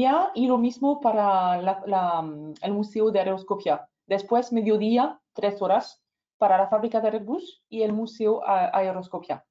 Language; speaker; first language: Spanish; non-native, fluent; French